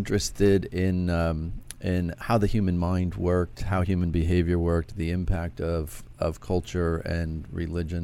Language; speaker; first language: English; native; English